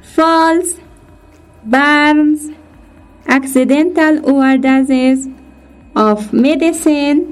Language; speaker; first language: English; non-native, fluent; Persian